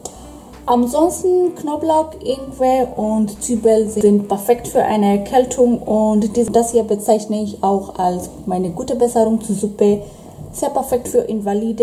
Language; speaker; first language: German; non-native, fluent; Swahili